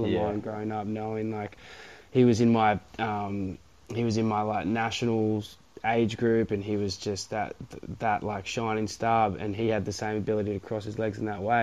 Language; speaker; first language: English; native; English